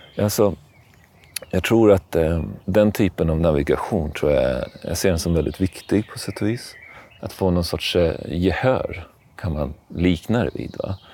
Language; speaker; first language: Swedish; native; Swedish